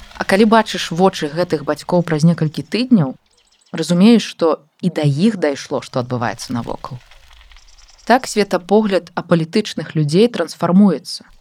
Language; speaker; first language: Belarusian; native; Belarusian